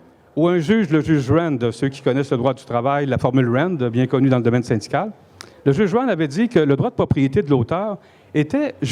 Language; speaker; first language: French; native; French